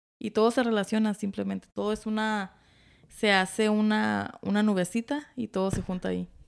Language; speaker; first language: Spanish; early bilingual, heritage; Spanish